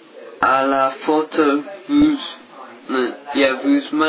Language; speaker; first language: French; non-native, learner; English